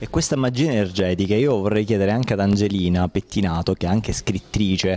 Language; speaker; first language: Italian; native; Italian